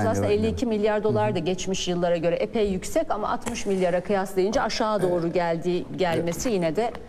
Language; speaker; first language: Turkish; native; Turkish